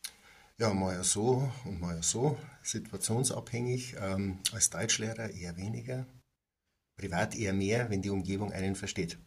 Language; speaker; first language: German; native; German